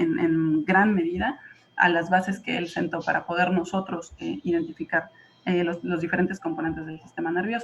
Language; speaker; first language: Spanish; native; Spanish